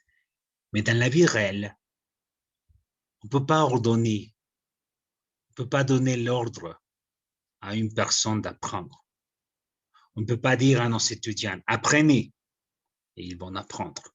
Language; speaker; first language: French; non-native, fluent; Spanish